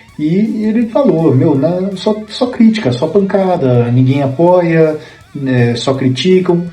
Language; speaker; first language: Portuguese; native; Portuguese